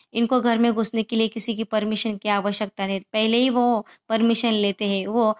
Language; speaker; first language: Hindi; non-native, local second language; Marathi